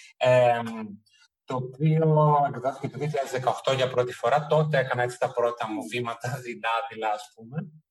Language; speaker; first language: Greek; early bilingual, heritage; Greek